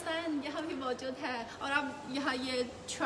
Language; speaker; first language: Hindi; non-native, fluent; Chinese